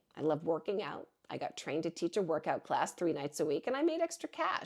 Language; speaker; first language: English; native; English